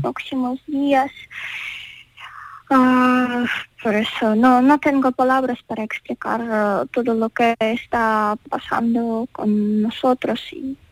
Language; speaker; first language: Spanish; non-native, learner; Ukrainian